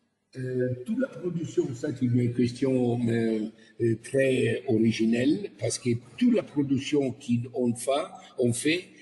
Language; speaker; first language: French; non-native, learner; Italian